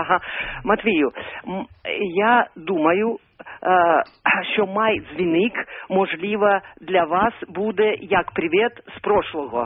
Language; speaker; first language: Ukrainian; non-native, learner; Russian